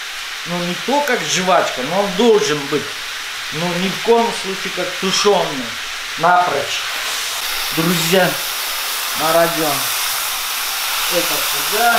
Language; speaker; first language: Russian; non-native, fluent; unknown